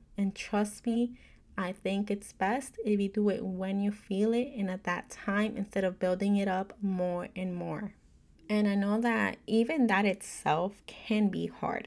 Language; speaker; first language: English; native; English